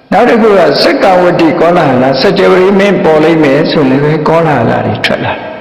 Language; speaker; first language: Burmese; native; Burmese